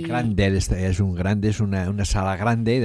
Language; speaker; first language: Spanish; native; Spanish